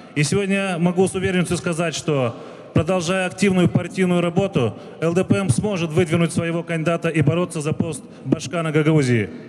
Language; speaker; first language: Russian; non-native, local second language; Gagauz